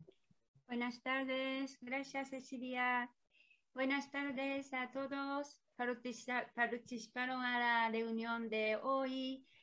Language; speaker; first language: Spanish; non-native, learner; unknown